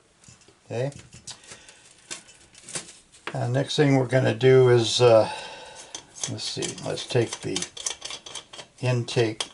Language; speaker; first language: English; native; English